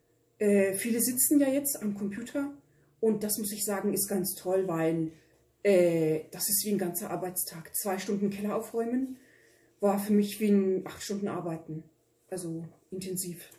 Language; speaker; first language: German; early bilingual, other home language; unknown